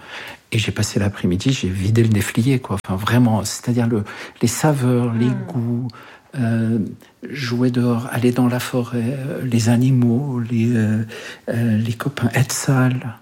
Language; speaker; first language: French; early bilingual, other home language; Arabic